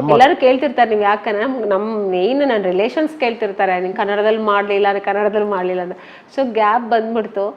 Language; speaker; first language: Kannada; native; Kannada